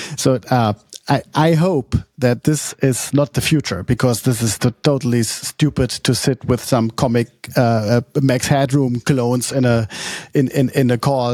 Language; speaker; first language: English; non-native, fluent; German